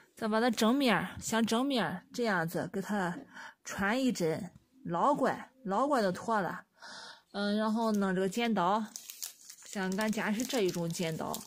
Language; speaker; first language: Chinese; native; Chinese